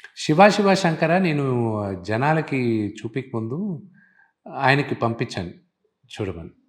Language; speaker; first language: Telugu; native; Telugu